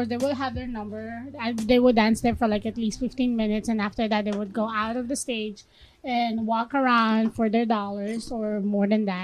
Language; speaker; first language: English; non-native, local second language; Filipino